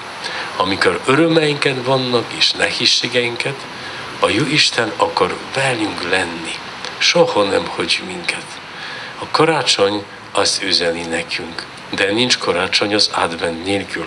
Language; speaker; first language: Hungarian; non-native, learner; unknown